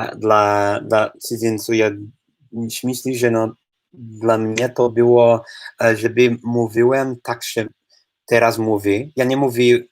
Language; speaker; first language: Polish; non-native, fluent; English